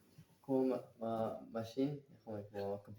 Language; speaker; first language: Hebrew; non-native, learner; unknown